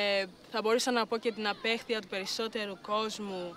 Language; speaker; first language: Greek; non-native, fluent; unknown